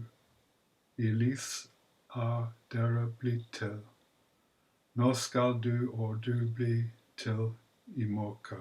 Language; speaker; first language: Norwegian; non-native, learner; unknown